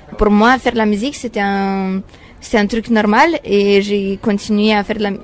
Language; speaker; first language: French; non-native, fluent; Romanian